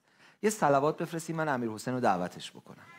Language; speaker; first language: Persian; native; Persian